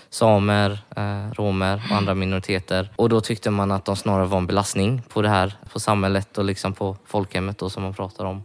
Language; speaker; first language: Swedish; native; Swedish